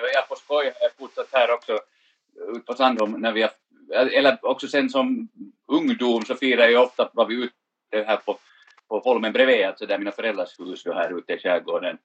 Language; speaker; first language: Swedish; native; Swedish